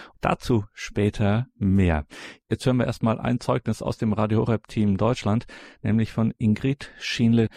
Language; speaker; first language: German; native; German